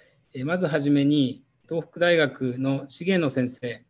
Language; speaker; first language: Japanese; native; Japanese